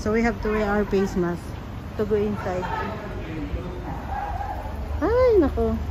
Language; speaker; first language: English; non-native, local second language; Filipino